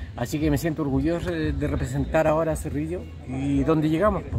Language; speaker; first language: Spanish; native; Spanish